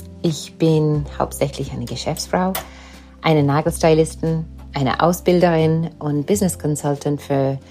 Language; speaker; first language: German; non-native, fluent; English